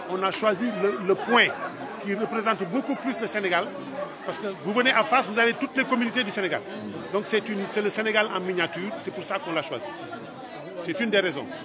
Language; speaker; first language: French; non-native, local second language; Wolof